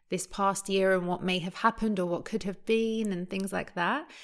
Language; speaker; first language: English; native; English